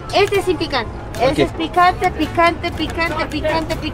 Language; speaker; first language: Spanish; native; Spanish